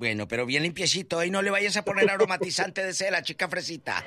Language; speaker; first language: Spanish; native; Spanish